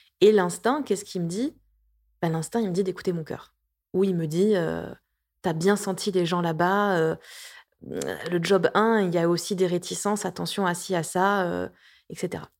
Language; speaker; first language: French; native; French